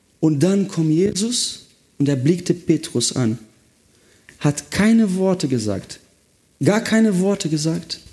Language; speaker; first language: German; non-native, fluent; Portuguese